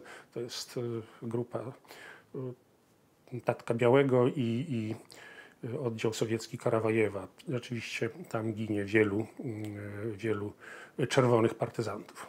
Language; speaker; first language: Polish; native; Polish